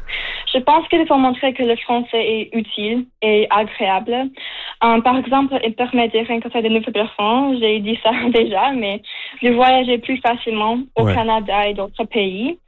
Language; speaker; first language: French; non-native, fluent; Russian